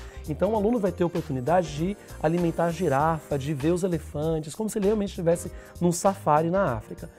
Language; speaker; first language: Portuguese; native; Portuguese